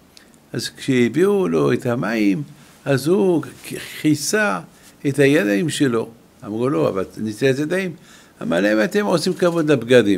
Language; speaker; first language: Hebrew; non-native, fluent; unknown